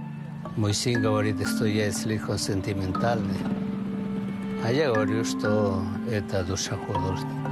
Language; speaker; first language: Russian; non-native, fluent; Chinese